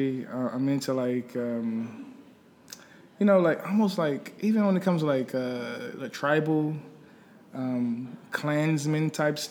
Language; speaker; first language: English; native; English